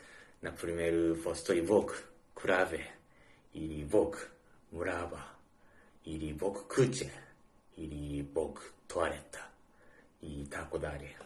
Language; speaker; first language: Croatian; non-native, learner; Japanese